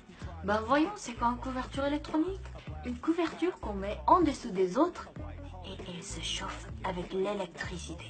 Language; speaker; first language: French; non-native, fluent; Korean